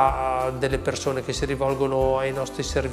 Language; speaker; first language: Italian; native; Italian